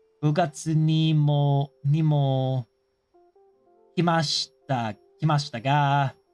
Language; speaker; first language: Japanese; non-native, learner; English